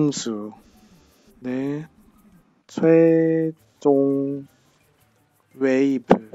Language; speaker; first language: Korean; non-native, fluent; English